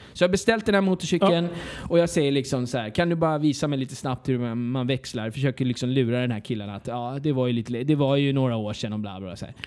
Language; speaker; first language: Swedish; early bilingual, other home language; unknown